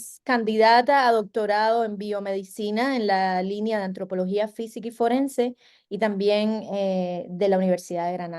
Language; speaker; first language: Spanish; native; Spanish